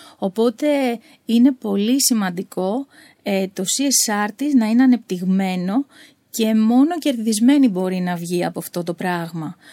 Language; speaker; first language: Greek; native; Greek